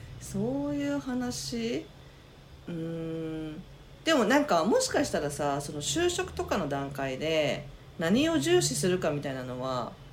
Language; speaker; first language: Japanese; native; Japanese